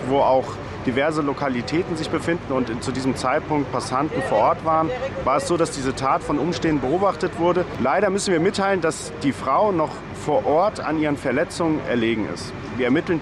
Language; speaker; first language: German; native; German